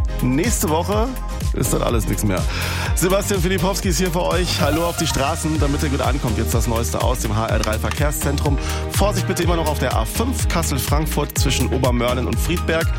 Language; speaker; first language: German; native; German